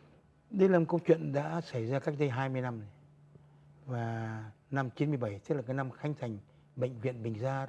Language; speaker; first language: Vietnamese; native; Vietnamese